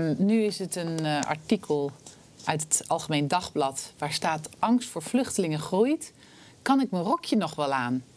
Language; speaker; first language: Dutch; native; Dutch